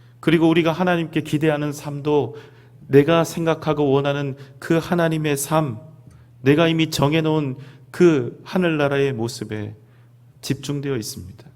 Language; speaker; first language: Korean; native; Korean